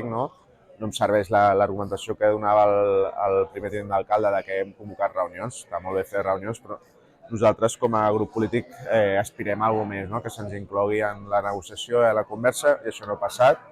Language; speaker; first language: Catalan; native; Catalan